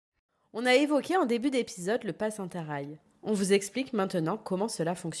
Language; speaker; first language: French; native; French